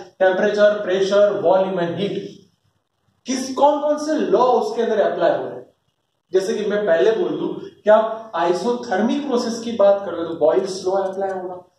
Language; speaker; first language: Hindi; non-native, local second language; Gujarati